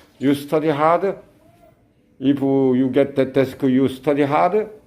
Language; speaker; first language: English; non-native, learner; Korean